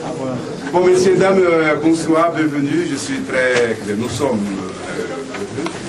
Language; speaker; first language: French; non-native, fluent; Portuguese